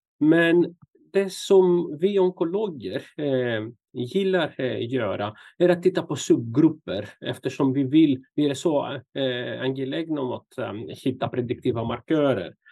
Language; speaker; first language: Swedish; non-native, fluent; Greek